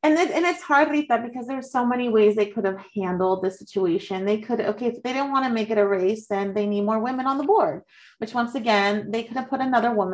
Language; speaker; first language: English; early bilingual, other home language; Spanish